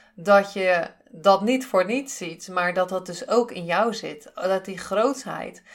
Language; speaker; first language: Dutch; native; Dutch